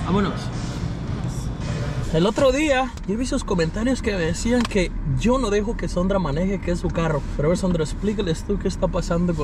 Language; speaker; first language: Spanish; native; Spanish